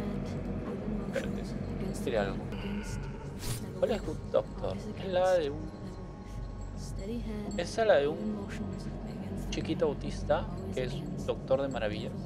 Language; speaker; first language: Spanish; native; Spanish